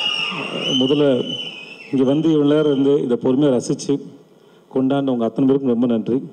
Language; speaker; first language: Tamil; native; Tamil